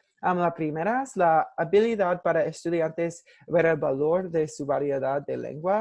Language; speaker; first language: Spanish; non-native, learner; English